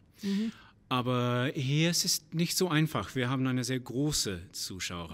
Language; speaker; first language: German; non-native, fluent; English